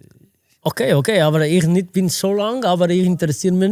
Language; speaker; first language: German; non-native, learner; Portuguese